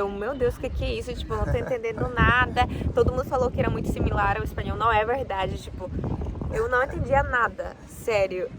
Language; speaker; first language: Portuguese; non-native, fluent; Spanish